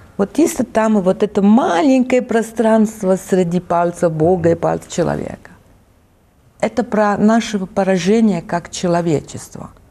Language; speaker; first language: Russian; non-native, fluent; Italian